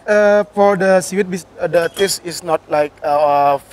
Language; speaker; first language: English; non-native, learner; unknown